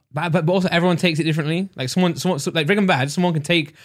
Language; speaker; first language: English; native; English